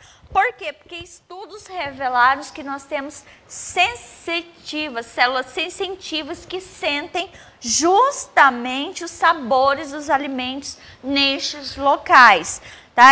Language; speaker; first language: Portuguese; native; Portuguese